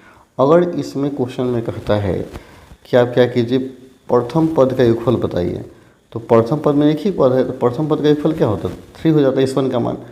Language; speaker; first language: Hindi; native; Hindi